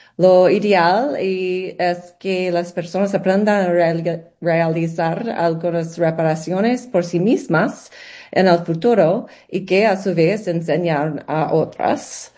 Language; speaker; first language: Spanish; non-native, learner; English